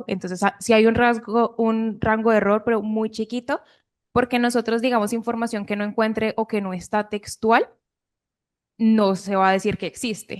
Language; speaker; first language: Spanish; native; Spanish